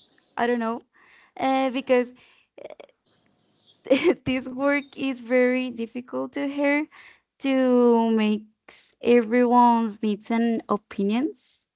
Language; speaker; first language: English; non-native, learner; Spanish